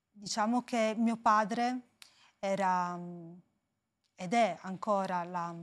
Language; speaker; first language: Italian; native; Italian